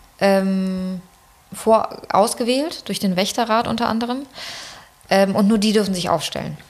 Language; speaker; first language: German; early bilingual, other home language; Persian